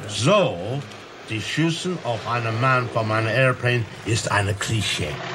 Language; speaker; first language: German; non-native, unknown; English